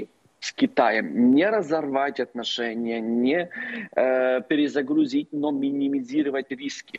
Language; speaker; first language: Russian; non-native, local second language; Ukrainian